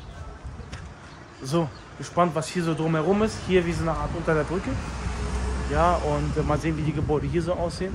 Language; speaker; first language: German; native; German